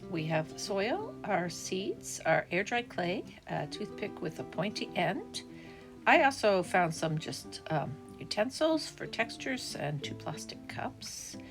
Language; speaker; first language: English; native; English